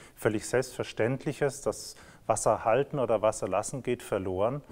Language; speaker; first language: German; native; German